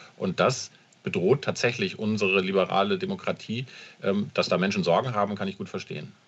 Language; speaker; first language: German; native; German